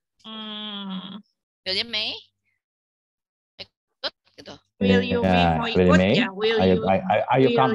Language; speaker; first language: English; non-native, learner; Indonesian